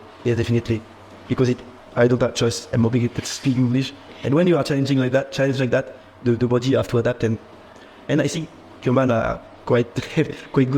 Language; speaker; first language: English; non-native, fluent; French